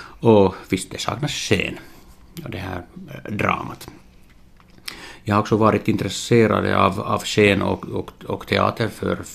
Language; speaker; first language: Swedish; non-native, local second language; Finnish